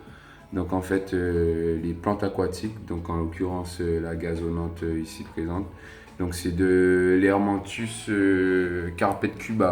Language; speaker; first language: French; native; French